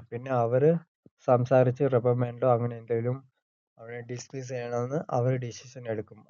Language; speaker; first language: Malayalam; early bilingual, heritage; Malayalam